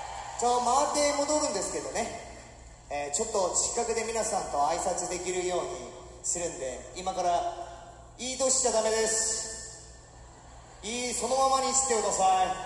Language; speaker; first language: Japanese; non-native, fluent; Korean